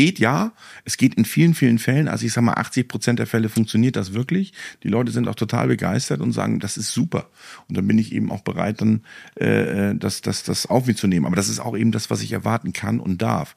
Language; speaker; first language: German; native; German